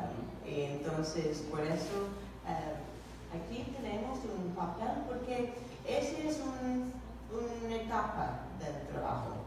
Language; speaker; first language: Spanish; non-native, learner; English